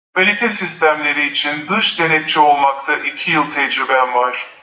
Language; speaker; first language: Turkish; non-native, fluent; Arabic